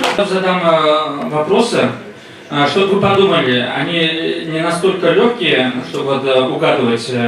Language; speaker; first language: Russian; non-native, local second language; Chuvash